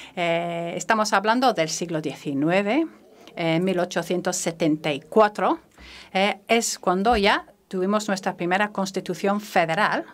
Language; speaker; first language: Spanish; non-native, fluent; French